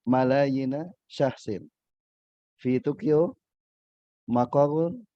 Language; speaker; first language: Arabic; non-native, learner; Indonesian